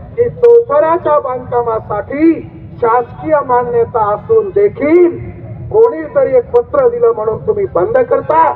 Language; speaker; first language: Marathi; non-native, local second language; Lambadi